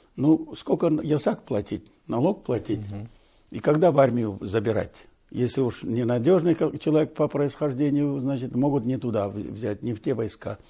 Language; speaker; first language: Russian; non-native, local second language; Tatar